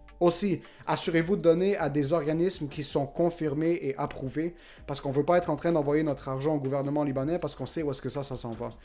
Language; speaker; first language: French; native; French